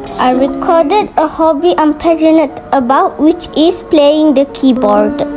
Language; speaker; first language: English; non-native, local second language; Malay